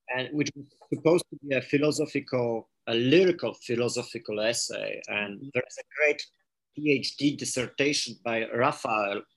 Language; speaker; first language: English; non-native, fluent; Polish